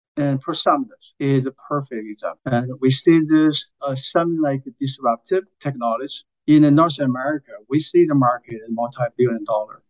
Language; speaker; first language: English; non-native, fluent; Chinese